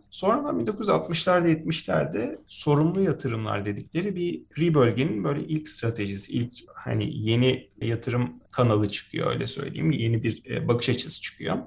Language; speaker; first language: Turkish; native; Turkish